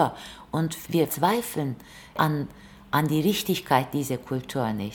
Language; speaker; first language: German; non-native, fluent; Turkish